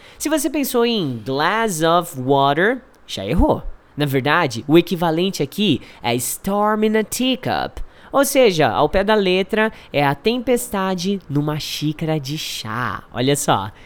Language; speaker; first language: Portuguese; native; Portuguese